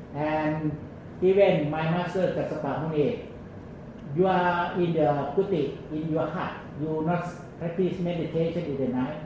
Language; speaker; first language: English; non-native, learner; Thai